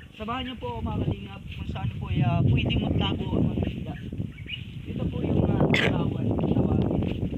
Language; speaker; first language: Filipino; non-native, local second language; Bikol